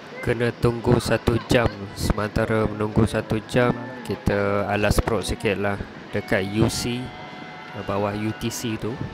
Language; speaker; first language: Malay; non-native, fluent; Western Cham